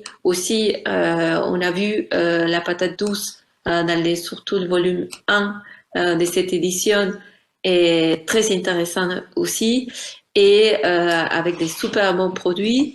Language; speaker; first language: French; non-native, fluent; Spanish